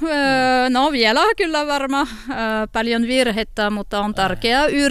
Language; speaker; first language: Finnish; non-native, learner; French